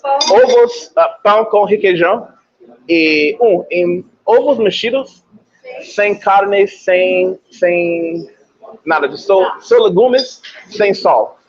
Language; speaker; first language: Portuguese; non-native, learner; English